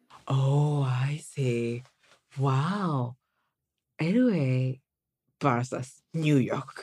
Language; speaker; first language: English; non-native, learner; Japanese